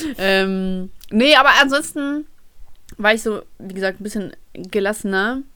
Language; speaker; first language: German; early bilingual, other home language; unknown